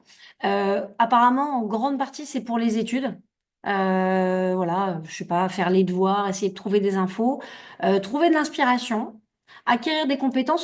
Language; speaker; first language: French; native; French